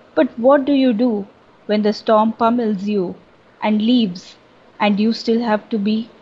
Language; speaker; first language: English; non-native, local second language; Bangla